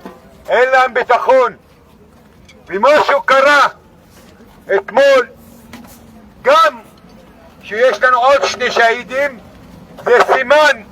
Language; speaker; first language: Hebrew; non-native, local second language; Arabic